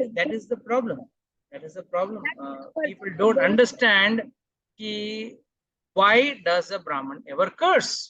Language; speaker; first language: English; non-native, local second language; Hindi